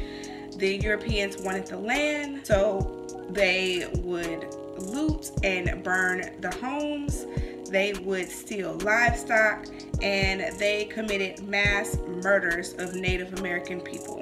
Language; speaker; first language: English; native; English